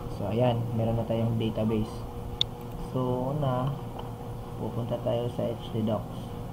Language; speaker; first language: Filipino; non-native, local second language; Cebuano